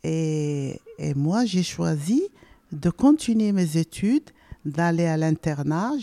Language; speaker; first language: French; non-native, local second language; Arabic